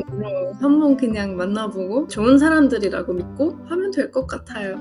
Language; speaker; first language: Korean; non-native, fluent; Estonian